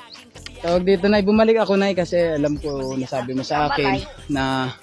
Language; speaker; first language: Filipino; non-native, local second language; Cebuano